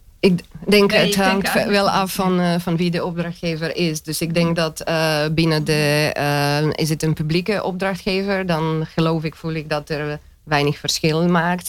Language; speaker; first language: Dutch; non-native, fluent; Romanian